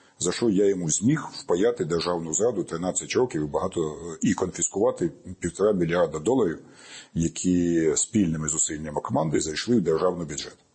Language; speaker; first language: Ukrainian; native; Ukrainian